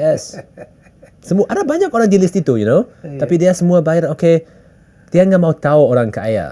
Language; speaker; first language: Indonesian; early bilingual, heritage; English